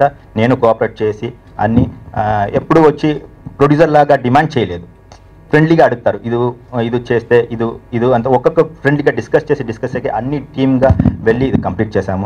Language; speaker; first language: Telugu; non-native, learner; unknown